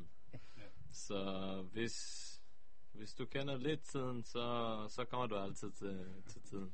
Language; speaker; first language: Danish; early bilingual, heritage; Hebrew